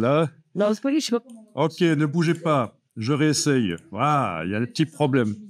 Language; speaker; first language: French; native; French